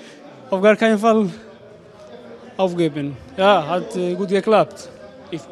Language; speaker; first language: German; non-native, learner; Tajik